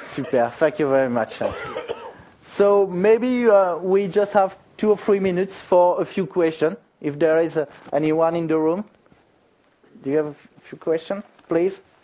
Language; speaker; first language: English; non-native, fluent; French